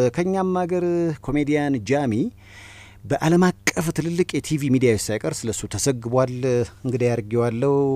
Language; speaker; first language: Amharic; native; Amharic